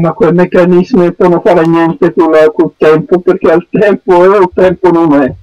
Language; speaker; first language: Italian; non-native, learner; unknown